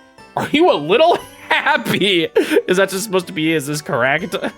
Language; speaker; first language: English; native; English